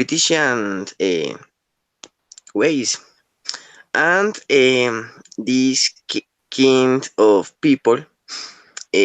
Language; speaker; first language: English; non-native, learner; Spanish